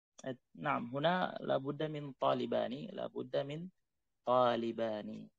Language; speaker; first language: Arabic; non-native, fluent; Indonesian